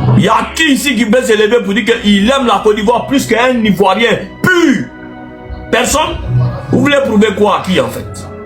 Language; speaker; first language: French; non-native, local second language; Arabic